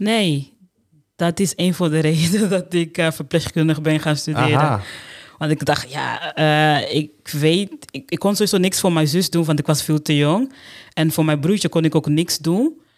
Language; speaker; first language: Dutch; non-native, fluent; Portuguese